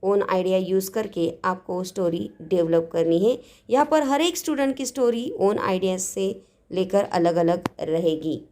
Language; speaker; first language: Hindi; non-native, local second language; Marathi